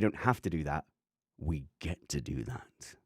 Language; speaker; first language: English; native; English